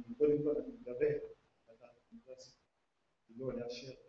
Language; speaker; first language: Hebrew; non-native, local second language; Arabic